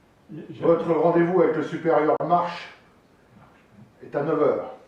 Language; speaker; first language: French; native; French